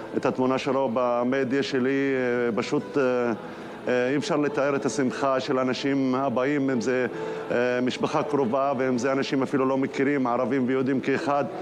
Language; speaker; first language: Hebrew; non-native, local second language; Arabic